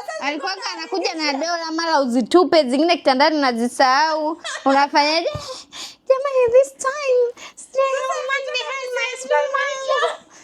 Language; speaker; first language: Swahili; native; Swahili